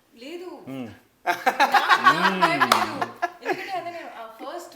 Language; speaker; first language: Telugu; non-native, learner; Tamil